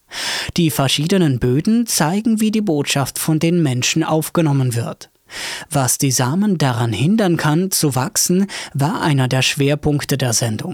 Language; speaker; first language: German; native; German